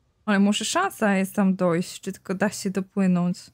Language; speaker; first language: Polish; native; Polish